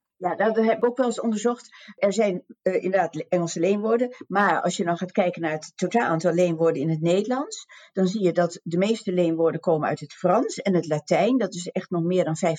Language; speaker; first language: Dutch; native; Dutch